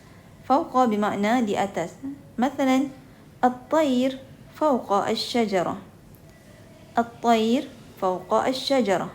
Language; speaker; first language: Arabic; non-native, fluent; Malay